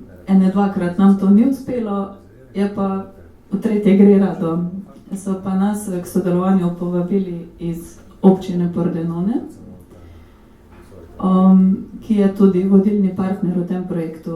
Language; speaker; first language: Slovenian; native; Slovenian